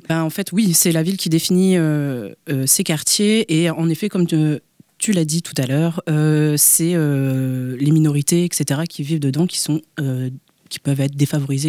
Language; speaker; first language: French; native; French